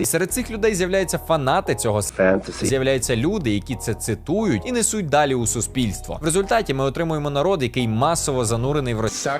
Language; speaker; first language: Ukrainian; native; Ukrainian